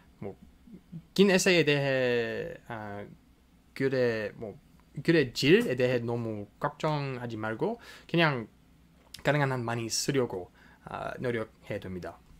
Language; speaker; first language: Korean; non-native, fluent; English